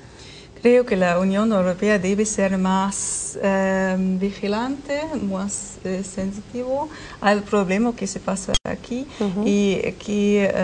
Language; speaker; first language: Spanish; non-native, fluent; German